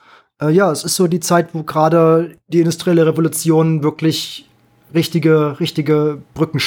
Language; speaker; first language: German; native; German